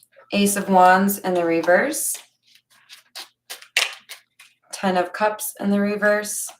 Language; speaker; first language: English; native; English